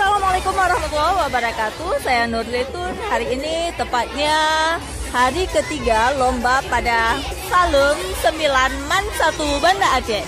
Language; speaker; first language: Indonesian; native; Indonesian